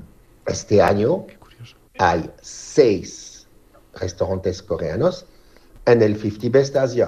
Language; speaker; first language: Spanish; non-native, learner; French